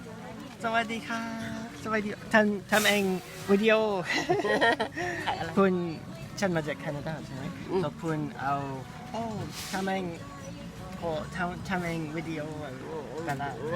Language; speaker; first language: Thai; non-native, learner; English